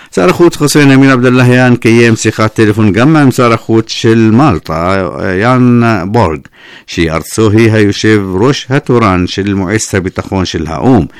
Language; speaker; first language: Hebrew; non-native, fluent; Persian